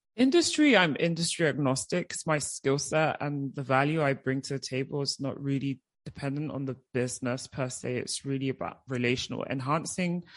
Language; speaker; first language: English; native; English